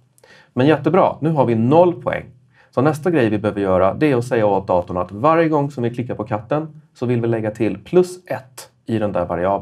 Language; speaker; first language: Swedish; native; Swedish